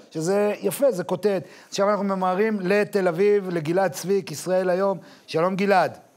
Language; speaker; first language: Hebrew; native; Hebrew